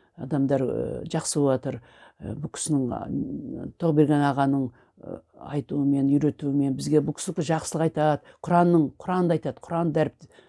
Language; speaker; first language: Kazakh; native; Kazakh